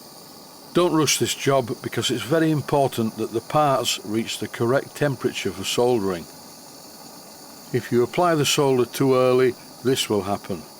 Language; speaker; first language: English; native; English